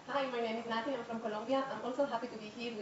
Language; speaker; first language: English; non-native, fluent; Spanish